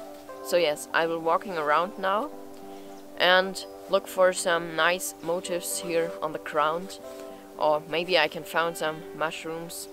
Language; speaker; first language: English; non-native, fluent; German